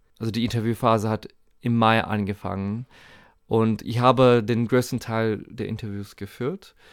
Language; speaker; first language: German; non-native, fluent; Turkish